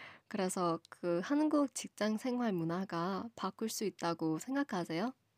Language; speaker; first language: Korean; non-native, learner; English